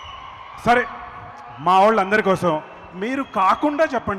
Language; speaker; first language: Telugu; native; Telugu